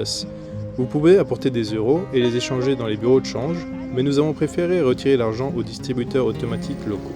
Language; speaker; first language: French; native; French